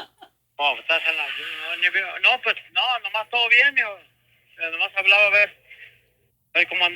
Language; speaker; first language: Spanish; native; Spanish